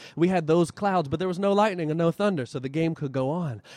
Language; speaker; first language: English; native; English